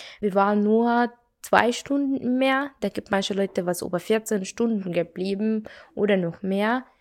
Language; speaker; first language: German; non-native, learner; Arabic